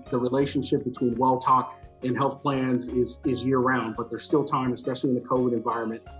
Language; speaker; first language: English; native; English